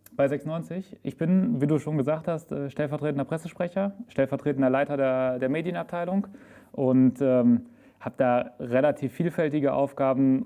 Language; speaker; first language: German; native; German